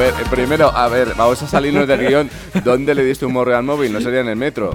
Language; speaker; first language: Spanish; native; Spanish